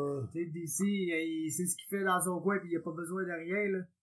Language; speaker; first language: French; native; French